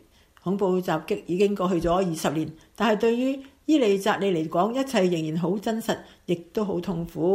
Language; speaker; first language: Chinese; non-native, local second language; Cantonese